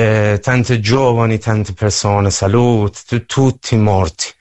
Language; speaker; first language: Italian; non-native, learner; Persian